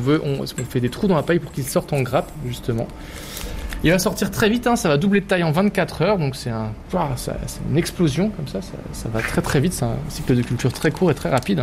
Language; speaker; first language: French; native; French